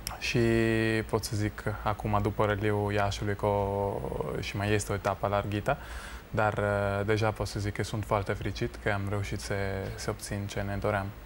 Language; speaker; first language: Romanian; non-native, fluent; Italian